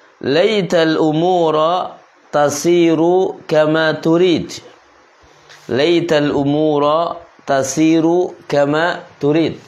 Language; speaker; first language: Arabic; non-native, fluent; Indonesian